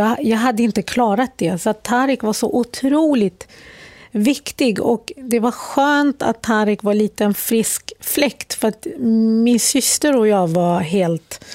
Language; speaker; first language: Swedish; early bilingual, other home language; Arabic